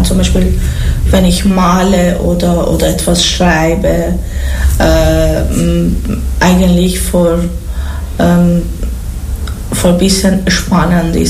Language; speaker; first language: German; non-native, learner; Persian